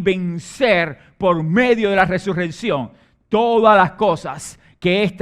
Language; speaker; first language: Spanish; native; Spanish